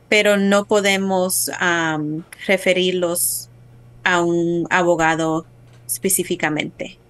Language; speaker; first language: Spanish; early bilingual, heritage; Spanish